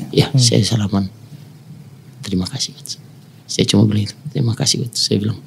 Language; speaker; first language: Indonesian; native; Indonesian